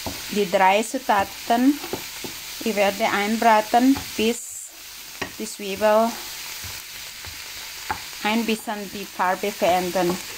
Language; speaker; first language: German; non-native, learner; Indonesian